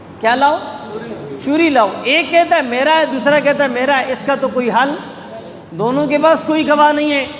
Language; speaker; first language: Urdu; non-native, local second language; Pashto